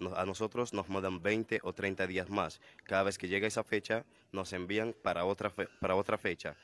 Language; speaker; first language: Spanish; non-native, fluent; Haitian Creole